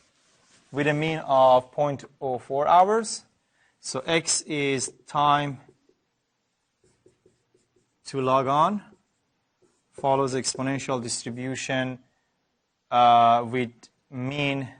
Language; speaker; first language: English; non-native, fluent; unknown